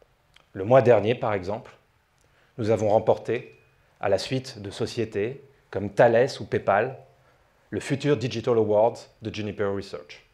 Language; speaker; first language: French; native; French